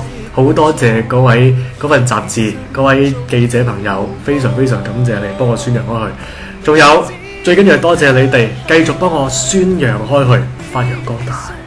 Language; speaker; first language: Cantonese; native; Cantonese